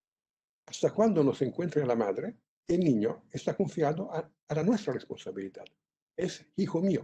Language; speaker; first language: Spanish; non-native, fluent; Italian